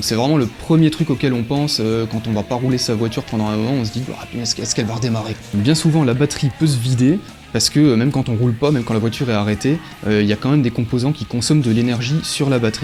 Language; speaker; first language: French; native; French